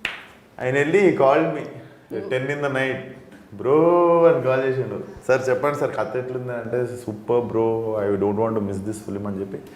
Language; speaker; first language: Telugu; native; Telugu